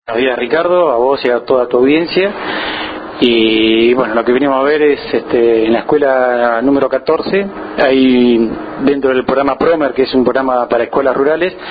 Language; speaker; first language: Spanish; native; Spanish